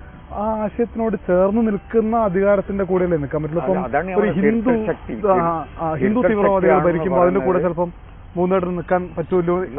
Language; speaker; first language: Malayalam; native; Malayalam